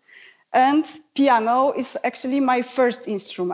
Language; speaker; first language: English; non-native, fluent; Polish